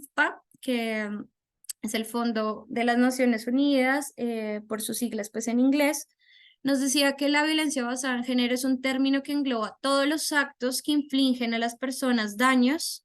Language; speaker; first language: Spanish; native; Spanish